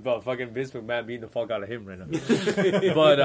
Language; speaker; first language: English; non-native, fluent; Indonesian